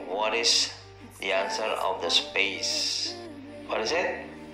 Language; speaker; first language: English; non-native, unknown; Indonesian